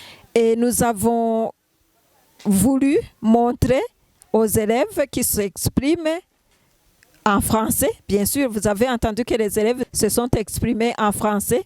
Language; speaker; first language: French; non-native, local second language; Rundi